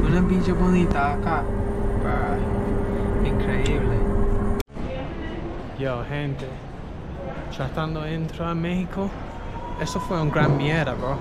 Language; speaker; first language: Spanish; non-native, learner; English